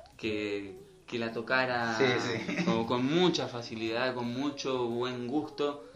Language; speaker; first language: Spanish; native; Spanish